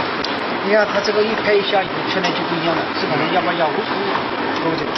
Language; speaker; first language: Chinese; native; Chinese